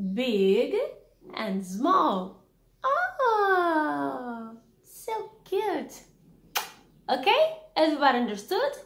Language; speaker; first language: English; non-native, learner; Portuguese